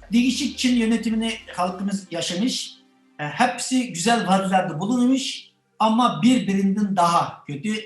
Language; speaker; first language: Turkish; non-native, fluent; Chinese